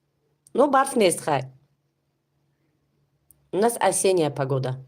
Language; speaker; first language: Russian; non-native, local second language; Tajik